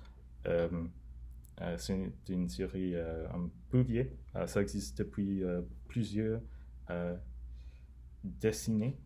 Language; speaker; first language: French; non-native, learner; English